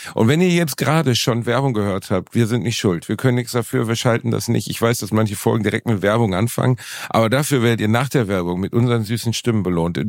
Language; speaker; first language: German; native; German